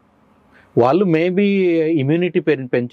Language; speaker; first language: Telugu; non-native, learner; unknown